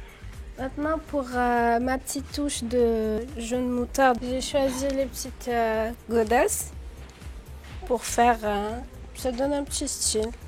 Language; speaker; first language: French; non-native, local second language; Arabic